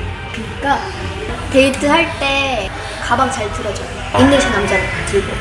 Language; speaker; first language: Korean; non-native, fluent; Indonesian